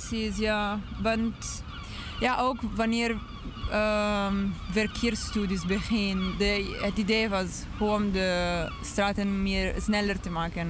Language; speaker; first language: Dutch; non-native, learner; English